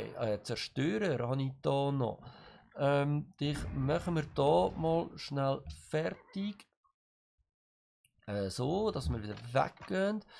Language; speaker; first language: German; native; German